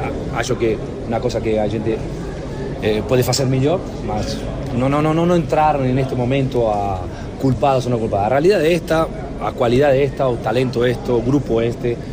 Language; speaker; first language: Portuguese; non-native, fluent; Spanish